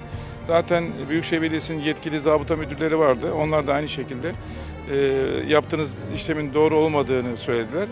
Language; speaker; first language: Turkish; native; Turkish